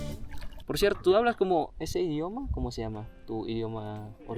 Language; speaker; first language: Spanish; non-native, fluent; Indonesian